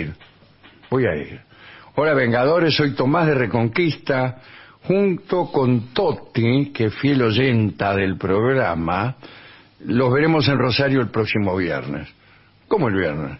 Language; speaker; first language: Spanish; native; Spanish